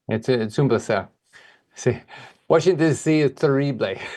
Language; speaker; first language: Spanish; non-native, learner; English